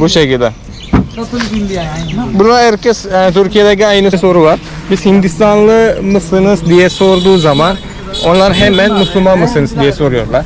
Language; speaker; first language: Turkish; non-native, fluent; Malayalam